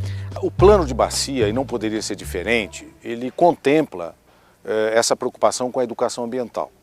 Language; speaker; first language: Portuguese; native; Portuguese